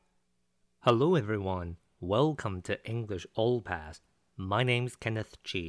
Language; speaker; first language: English; non-native, fluent; Chinese